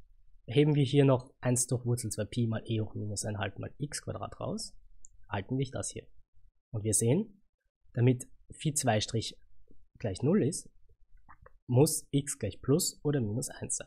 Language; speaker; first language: German; native; German